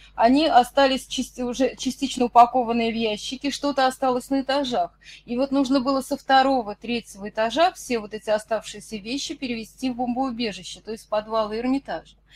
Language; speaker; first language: Russian; native; Russian